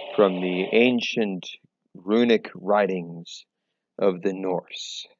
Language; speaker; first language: English; native; English